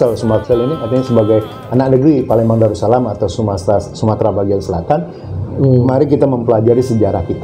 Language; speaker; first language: Indonesian; native; Indonesian